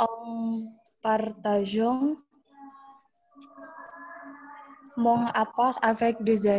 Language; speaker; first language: French; non-native, learner; Indonesian